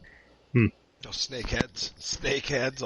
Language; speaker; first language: English; native; English